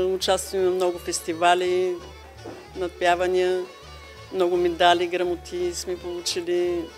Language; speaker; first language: Bulgarian; native; Bulgarian